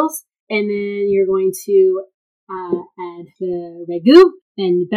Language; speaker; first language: English; native; English